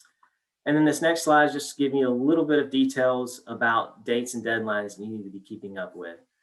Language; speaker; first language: English; native; English